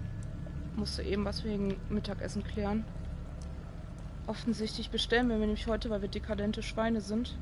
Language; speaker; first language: German; native; German